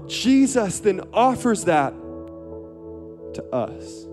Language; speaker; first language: English; native; English